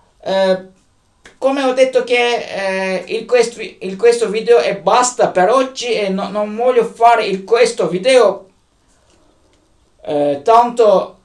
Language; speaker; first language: Italian; non-native, learner; Turkish